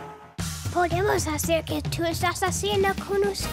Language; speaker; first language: Spanish; non-native, learner; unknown